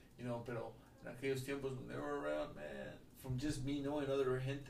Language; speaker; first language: English; early bilingual, other home language; Spanish